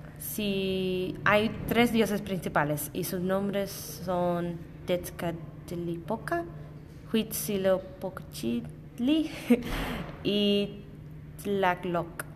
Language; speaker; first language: Spanish; non-native, learner; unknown